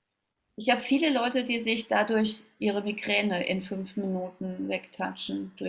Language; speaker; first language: German; native; German